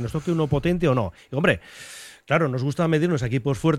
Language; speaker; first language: Spanish; native; Spanish